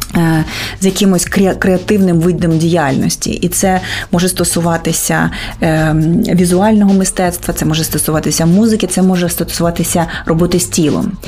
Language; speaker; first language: Ukrainian; native; Ukrainian